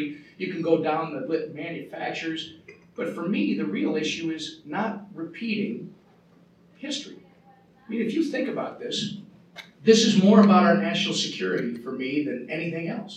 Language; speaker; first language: English; native; English